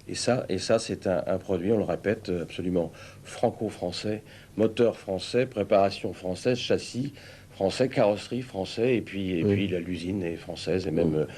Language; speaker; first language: French; native; French